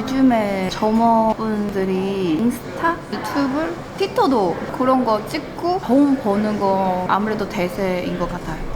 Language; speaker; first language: Korean; non-native, fluent; Chinese